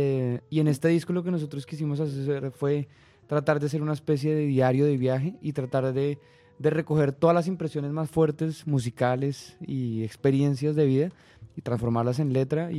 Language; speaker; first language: Spanish; native; Spanish